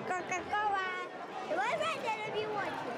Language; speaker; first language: Russian; early bilingual, heritage; Russian